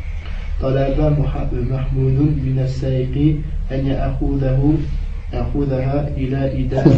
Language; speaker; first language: Arabic; non-native, learner; French